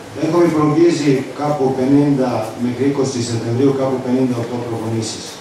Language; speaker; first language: Greek; non-native, fluent; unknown